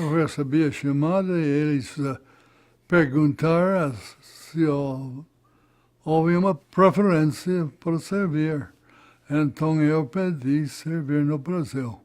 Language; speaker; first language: Portuguese; non-native, fluent; English